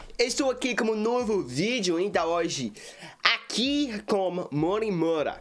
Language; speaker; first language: Portuguese; non-native, learner; English